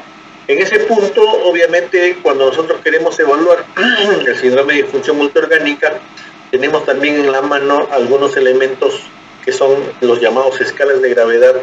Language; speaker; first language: Spanish; native; Spanish